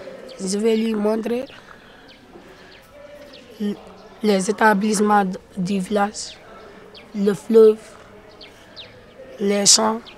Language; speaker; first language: French; non-native, local second language; Fula